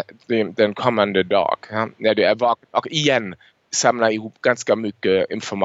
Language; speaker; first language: Swedish; non-native, fluent; German